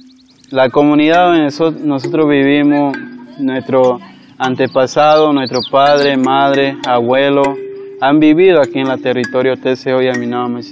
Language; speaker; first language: Spanish; non-native, local second language; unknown